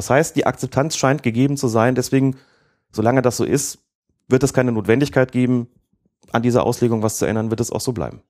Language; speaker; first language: German; native; German